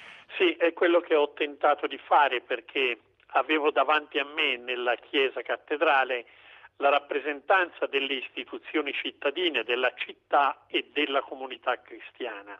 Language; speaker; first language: Italian; native; Italian